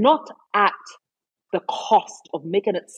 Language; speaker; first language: English; non-native, local second language; Akan